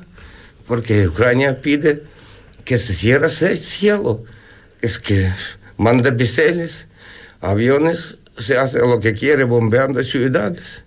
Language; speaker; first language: Spanish; non-native, learner; Ukrainian